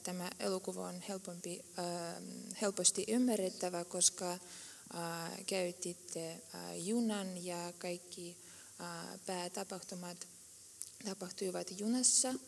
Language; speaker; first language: Finnish; non-native, fluent; Russian